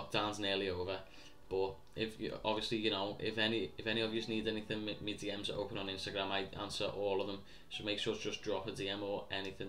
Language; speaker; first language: English; native; English